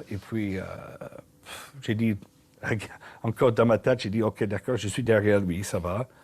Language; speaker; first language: French; non-native, learner; English